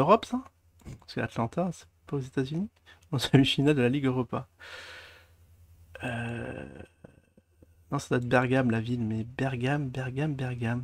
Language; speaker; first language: French; native; French